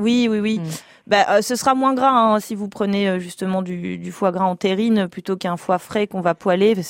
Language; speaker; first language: French; native; French